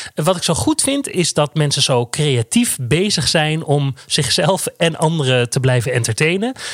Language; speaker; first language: Dutch; native; Dutch